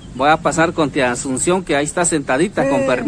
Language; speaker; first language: Spanish; native; Spanish